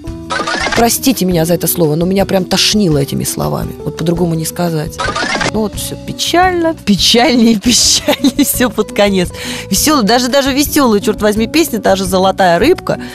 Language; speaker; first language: Russian; native; Russian